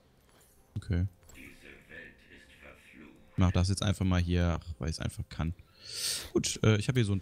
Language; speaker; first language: German; native; German